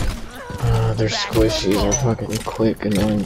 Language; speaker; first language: English; native; English